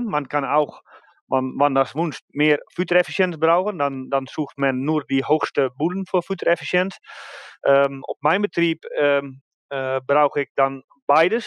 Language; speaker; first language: German; non-native, learner; Dutch